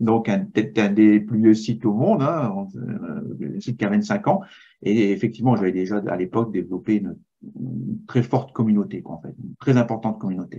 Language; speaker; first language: French; native; French